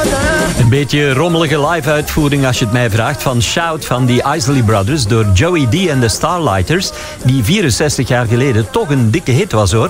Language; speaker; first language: Dutch; native; Dutch